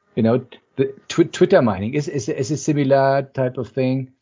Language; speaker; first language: English; non-native, fluent; German